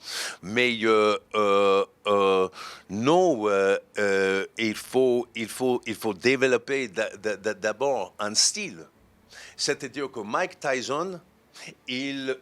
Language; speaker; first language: French; non-native, fluent; English